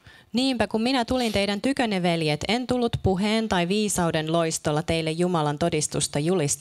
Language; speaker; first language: Finnish; native; Finnish